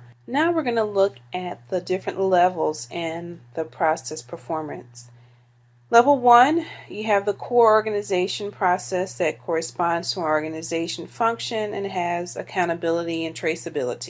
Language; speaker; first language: English; native; English